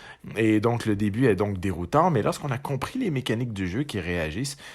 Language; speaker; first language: French; native; French